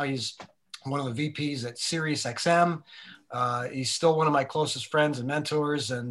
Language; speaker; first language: English; native; English